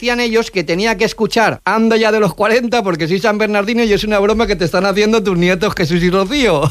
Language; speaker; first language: Spanish; native; Spanish